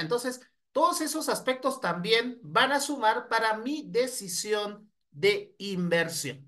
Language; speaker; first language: Spanish; native; Spanish